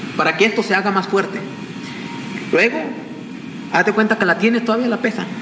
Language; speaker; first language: Spanish; non-native, local second language; Nahuatl languages